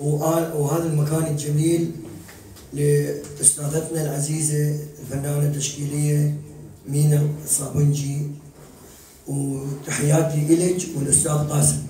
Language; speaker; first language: Arabic; native; Arabic